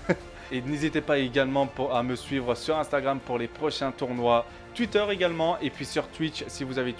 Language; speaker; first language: French; native; French